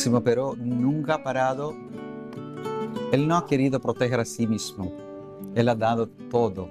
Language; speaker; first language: Spanish; non-native, fluent; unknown